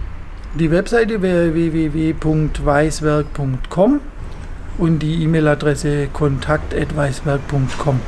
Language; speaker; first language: German; native; German